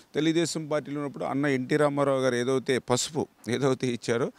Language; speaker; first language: Telugu; native; Telugu